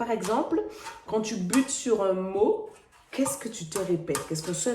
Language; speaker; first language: French; native; French